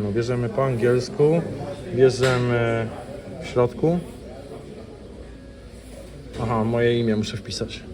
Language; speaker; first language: Polish; native; Polish